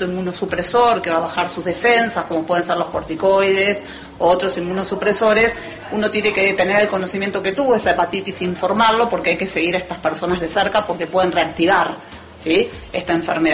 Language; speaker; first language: Spanish; native; Spanish